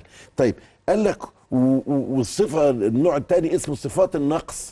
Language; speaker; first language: Arabic; native; Arabic